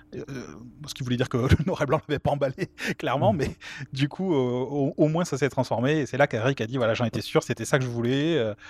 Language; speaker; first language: French; native; French